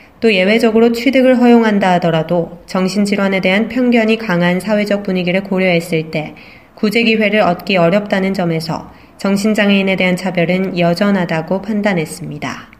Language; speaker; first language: Korean; native; Korean